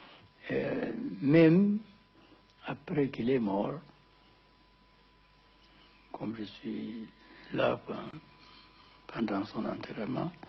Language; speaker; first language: French; non-native, fluent; Amharic